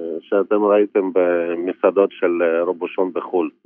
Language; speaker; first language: Hebrew; non-native, fluent; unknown